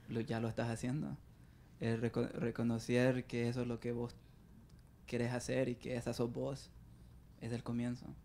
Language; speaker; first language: Spanish; early bilingual, heritage; Spanish